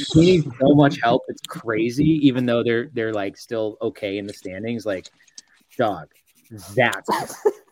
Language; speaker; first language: English; native; English